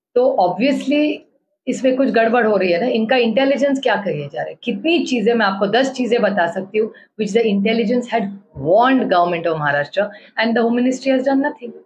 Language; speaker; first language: Hindi; non-native, local second language; Marathi